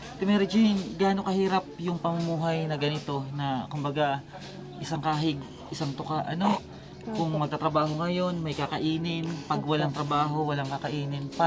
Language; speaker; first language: Filipino; native; Filipino